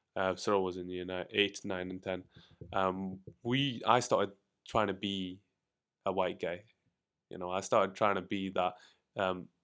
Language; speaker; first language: English; early bilingual, other home language; Hindi